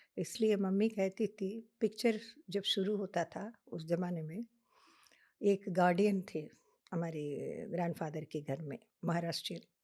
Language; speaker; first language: Hindi; non-native, local second language; Telugu